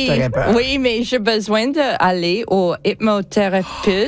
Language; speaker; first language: French; non-native, learner; English